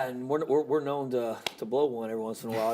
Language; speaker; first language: English; native; English